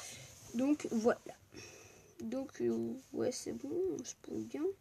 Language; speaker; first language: French; native; French